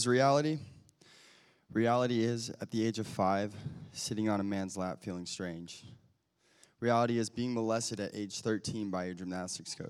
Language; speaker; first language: English; native; English